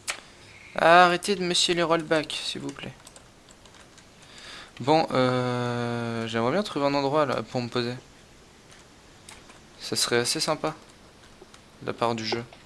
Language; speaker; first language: French; native; French